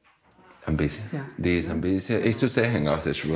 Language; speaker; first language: German; non-native, learner; Spanish